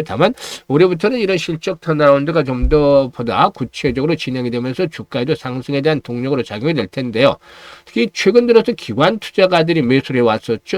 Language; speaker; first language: Korean; native; Korean